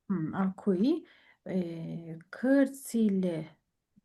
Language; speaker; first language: Romanian; non-native, learner; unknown